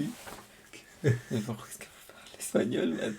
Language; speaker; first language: French; non-native, fluent; Spanish